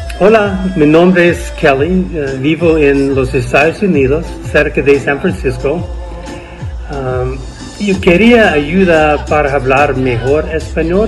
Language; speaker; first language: Spanish; non-native, learner; English